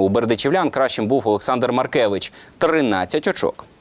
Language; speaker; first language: Ukrainian; native; Ukrainian